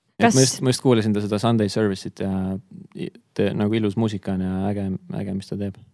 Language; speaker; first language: Estonian; native; Estonian